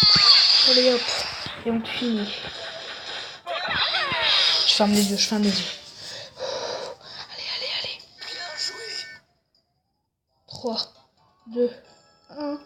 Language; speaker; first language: French; native; French